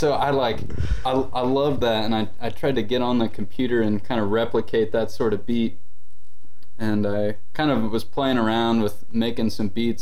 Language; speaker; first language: English; native; English